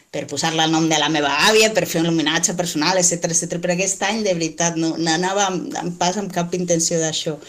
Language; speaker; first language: Catalan; native; Catalan